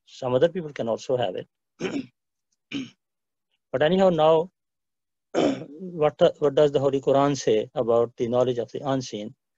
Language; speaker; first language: English; non-native, local second language; Urdu